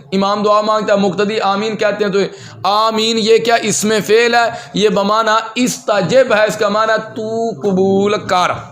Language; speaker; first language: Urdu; non-native, local second language; Punjabi